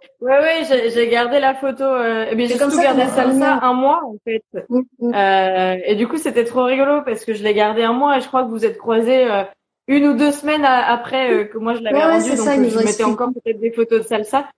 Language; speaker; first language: French; native; French